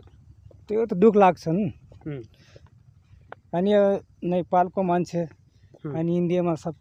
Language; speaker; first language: Nepali; non-native, local second language; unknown